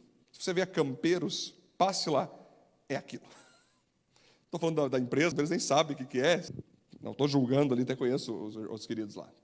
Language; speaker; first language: Portuguese; native; Portuguese